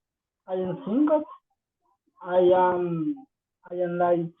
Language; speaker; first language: English; non-native, learner; Spanish